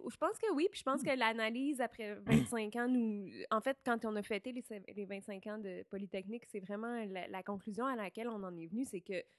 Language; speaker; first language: French; native; French